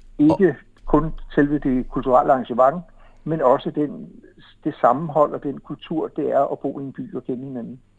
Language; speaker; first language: Danish; native; Danish